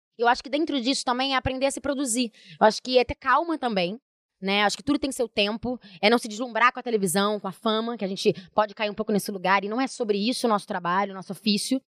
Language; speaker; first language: Portuguese; native; Portuguese